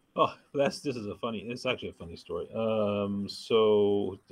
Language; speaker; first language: English; native; English